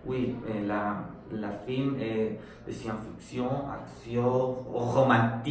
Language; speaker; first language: French; non-native, learner; Spanish